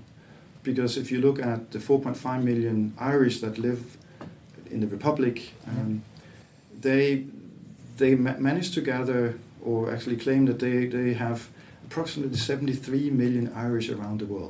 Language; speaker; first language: English; non-native, fluent; Danish